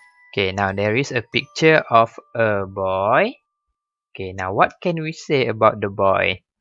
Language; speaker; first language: English; non-native, local second language; Malay